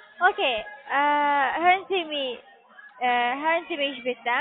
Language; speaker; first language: German; non-native, learner; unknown